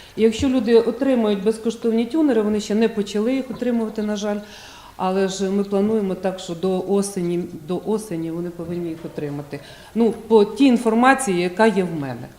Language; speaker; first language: Ukrainian; native; Ukrainian